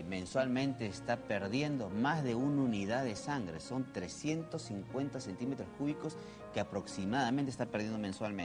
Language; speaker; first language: Spanish; native; Spanish